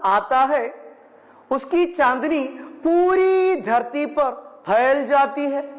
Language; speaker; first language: Hindi; non-native, local second language; Malayalam